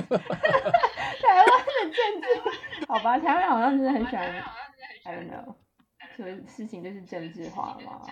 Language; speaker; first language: Chinese; native; Chinese